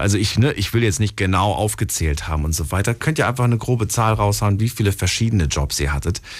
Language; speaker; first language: German; native; German